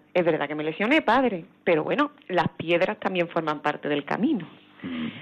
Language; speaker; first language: Spanish; native; Spanish